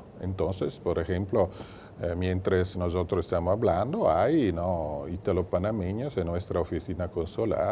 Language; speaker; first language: Spanish; non-native, fluent; Italian